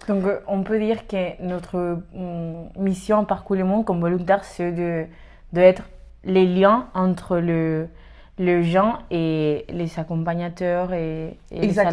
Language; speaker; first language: French; non-native, learner; Spanish